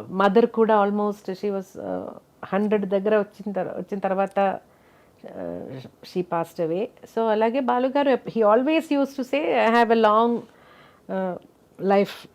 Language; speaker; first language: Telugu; non-native, local second language; Malayalam